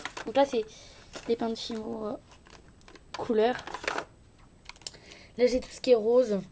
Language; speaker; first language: French; native; French